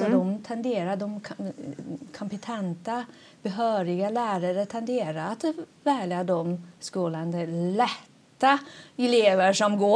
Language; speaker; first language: Swedish; non-native, fluent; Chinese